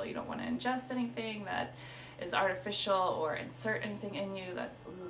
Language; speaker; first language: English; native; English